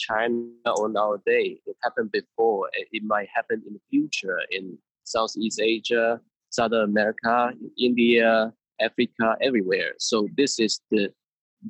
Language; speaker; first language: English; non-native, fluent; Min Nan Chinese